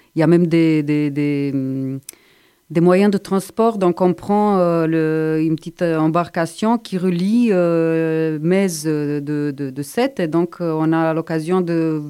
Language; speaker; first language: French; non-native, fluent; Romanian